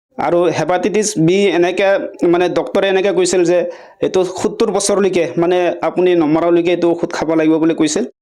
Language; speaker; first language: Assamese; non-native, local second language; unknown